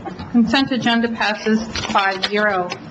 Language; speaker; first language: English; native; English